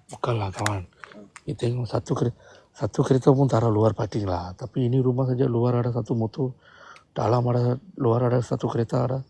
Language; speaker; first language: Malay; non-native, local second language; Tamil